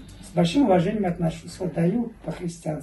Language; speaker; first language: Russian; native; Russian